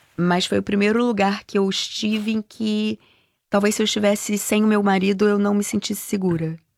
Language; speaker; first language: Portuguese; native; Portuguese